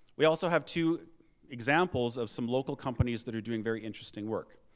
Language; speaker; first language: English; native; English